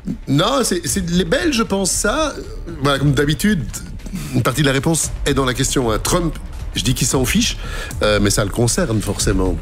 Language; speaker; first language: French; native; French